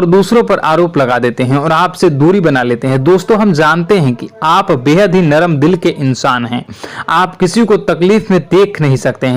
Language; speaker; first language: Hindi; native; Hindi